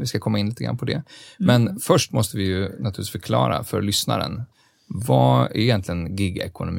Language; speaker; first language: Swedish; native; Swedish